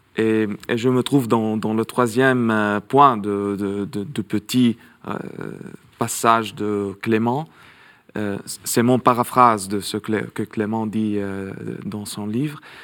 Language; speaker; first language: French; non-native, local second language; Arabic